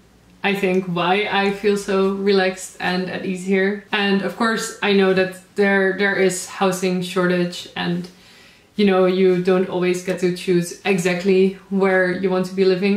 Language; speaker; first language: English; non-native, fluent; Dutch